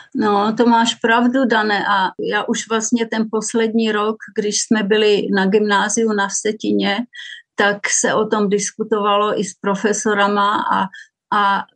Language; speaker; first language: Czech; native; Czech